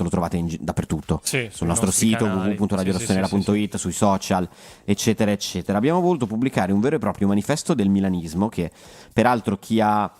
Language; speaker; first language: Italian; native; Italian